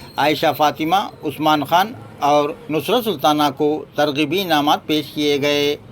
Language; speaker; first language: Urdu; native; Urdu